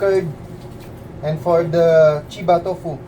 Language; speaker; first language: English; non-native, fluent; Filipino